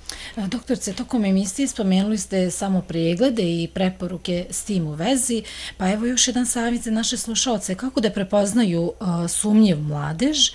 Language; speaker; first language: Croatian; native; Croatian